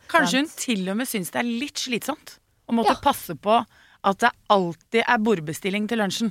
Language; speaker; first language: Norwegian; native; Norwegian